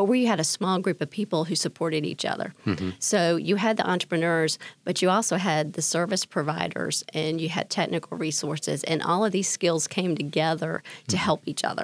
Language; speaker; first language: English; native; English